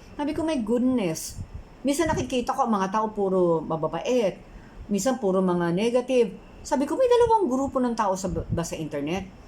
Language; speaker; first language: Filipino; native; Filipino